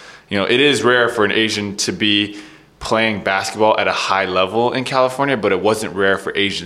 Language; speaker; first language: English; native; English